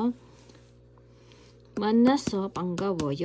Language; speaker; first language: Korean; non-native, fluent; Filipino